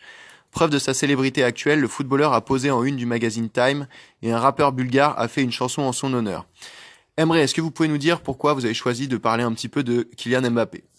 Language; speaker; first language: French; native; French